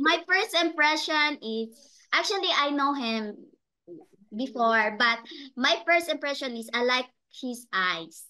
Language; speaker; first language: English; non-native, learner; Cebuano